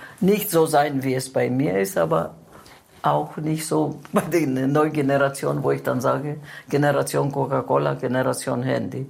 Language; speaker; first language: German; non-native, fluent; Greek